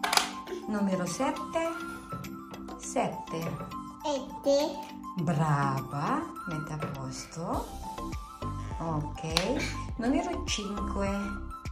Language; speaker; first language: Italian; non-native, learner; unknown